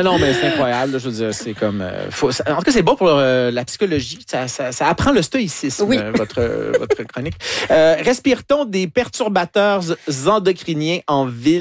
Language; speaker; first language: French; native; French